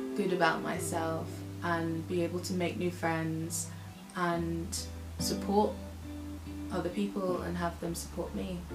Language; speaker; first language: English; native; English